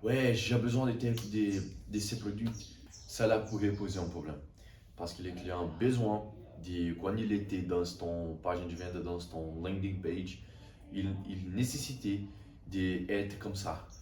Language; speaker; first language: French; non-native, learner; Portuguese